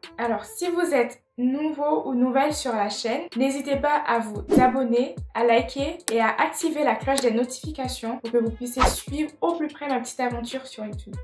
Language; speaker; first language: French; non-native, local second language; Haitian Creole